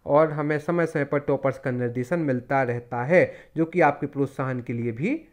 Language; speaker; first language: Hindi; native; Hindi